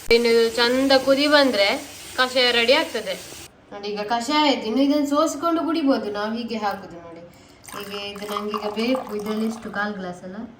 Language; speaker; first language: Kannada; native; Kannada